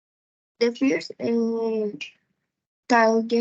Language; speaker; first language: English; non-native, learner; Spanish